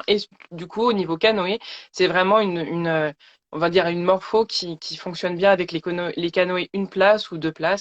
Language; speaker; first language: French; native; French